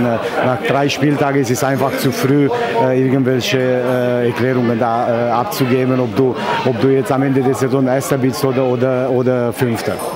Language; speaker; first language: German; non-native, fluent; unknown